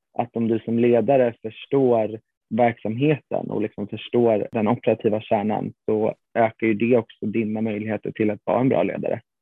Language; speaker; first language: Swedish; native; Swedish